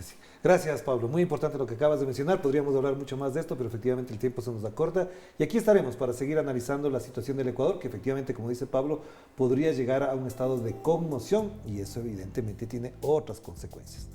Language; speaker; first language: Spanish; native; Spanish